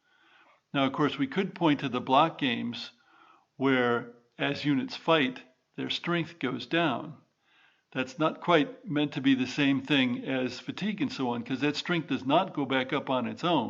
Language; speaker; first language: English; native; English